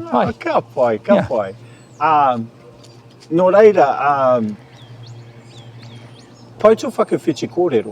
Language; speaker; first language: Māori; non-native, local second language; English